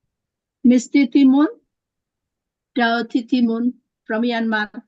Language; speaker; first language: English; non-native, learner; Indonesian